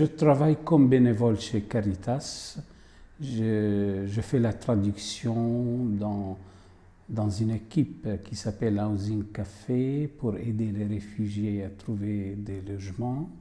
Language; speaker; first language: French; non-native, fluent; Arabic